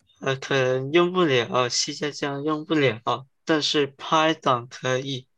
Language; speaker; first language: Chinese; early bilingual, heritage; Chinese